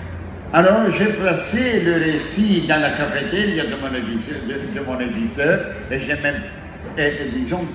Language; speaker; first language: French; non-native, fluent; Greek